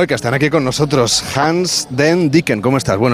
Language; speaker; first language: Spanish; native; Spanish